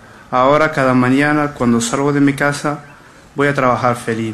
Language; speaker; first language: Spanish; non-native, fluent; Arabic